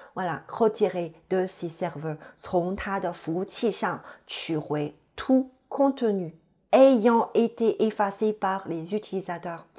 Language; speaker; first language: French; non-native, fluent; Chinese